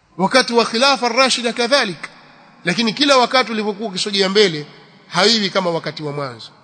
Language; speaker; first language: Swahili; native; Swahili